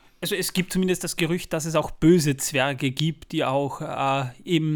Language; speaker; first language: German; native; German